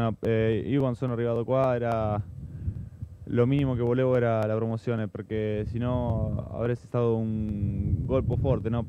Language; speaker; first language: Italian; non-native, fluent; Spanish